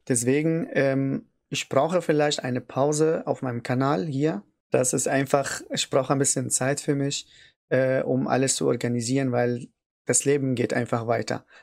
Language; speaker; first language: German; non-native, learner; Arabic